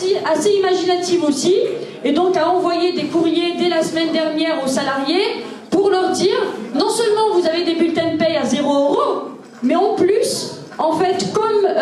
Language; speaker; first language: French; native; French